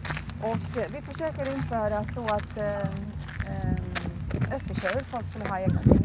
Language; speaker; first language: Swedish; non-native, fluent; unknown